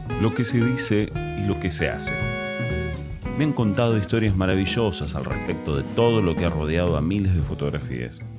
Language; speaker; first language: Spanish; native; Spanish